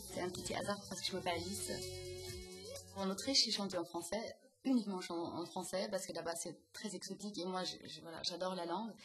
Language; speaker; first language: French; non-native, fluent; German